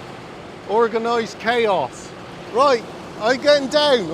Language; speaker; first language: English; native; English